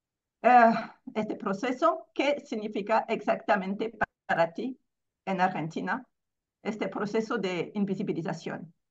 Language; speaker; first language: Spanish; non-native, fluent; French